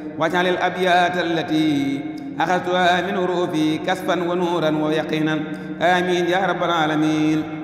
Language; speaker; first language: Arabic; non-native, fluent; Wolof